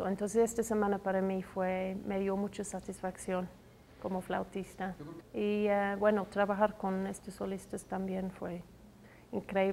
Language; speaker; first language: Spanish; non-native, fluent; English